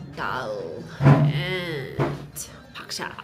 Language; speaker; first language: English; non-native, local second language; Tibetan